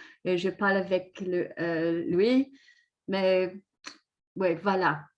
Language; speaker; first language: French; non-native, learner; English